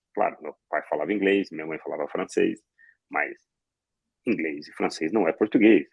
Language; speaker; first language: Portuguese; early bilingual, other home language; Arabic